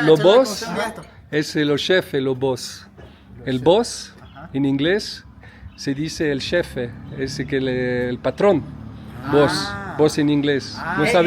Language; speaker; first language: Spanish; non-native, learner; Portuguese